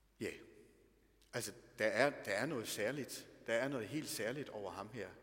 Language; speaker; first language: Danish; native; Danish